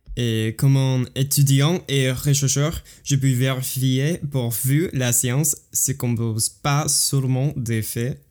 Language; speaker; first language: French; non-native, fluent; English